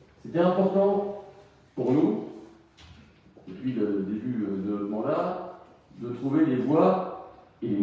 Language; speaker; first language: French; native; French